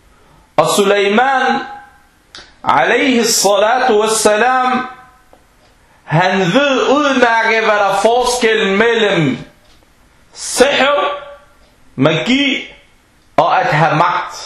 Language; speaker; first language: Danish; non-native, fluent; Arabic